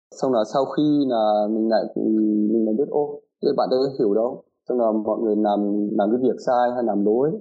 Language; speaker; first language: Vietnamese; non-native, fluent; German